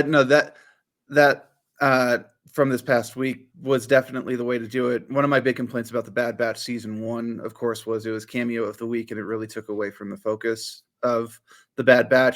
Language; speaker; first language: English; native; English